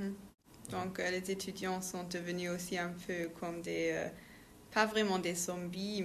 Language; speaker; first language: French; non-native, local second language; Luxembourgish